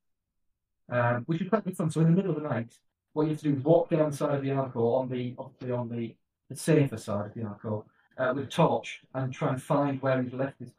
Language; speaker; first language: English; native; English